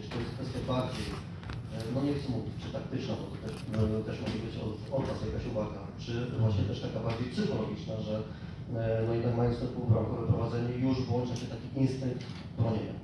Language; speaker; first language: Polish; native; Polish